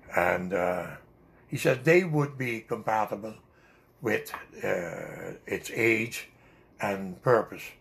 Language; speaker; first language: English; non-native, fluent; Dutch